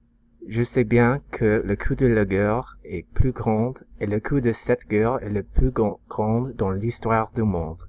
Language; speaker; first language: French; non-native, learner; English